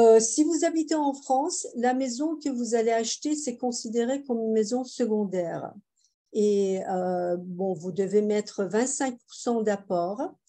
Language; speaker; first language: French; non-native, fluent; Persian